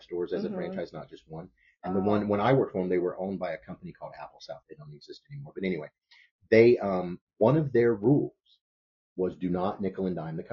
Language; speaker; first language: English; native; English